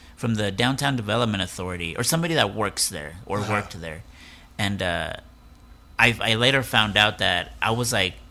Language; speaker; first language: English; early bilingual, other home language; Spanish